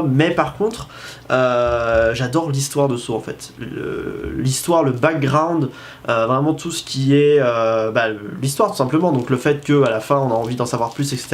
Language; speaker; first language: French; native; French